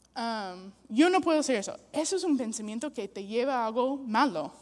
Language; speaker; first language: Spanish; non-native, fluent; English